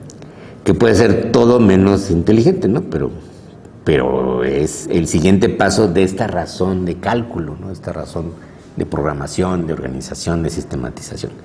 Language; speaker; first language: Spanish; native; Spanish